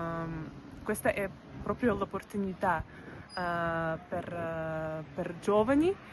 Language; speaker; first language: Italian; non-native, learner; Russian